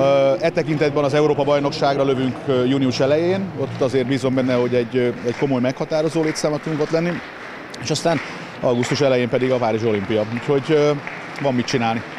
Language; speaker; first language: Hungarian; native; Hungarian